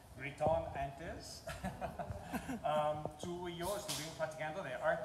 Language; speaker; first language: Spanish; non-native, learner; English